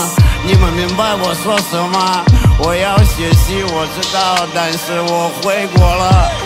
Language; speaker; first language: Chinese; non-native, learner; Russian